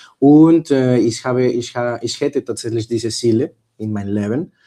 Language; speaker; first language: German; non-native, learner; Spanish